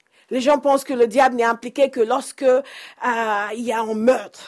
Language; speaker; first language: French; non-native, fluent; English